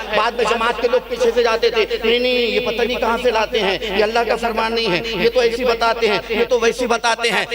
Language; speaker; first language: Urdu; native; Urdu